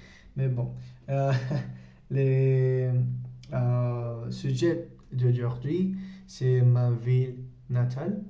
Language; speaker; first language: French; non-native, learner; Spanish